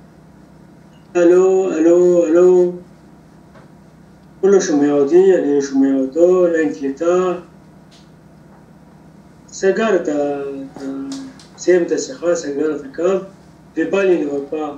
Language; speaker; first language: Hebrew; non-native, local second language; Arabic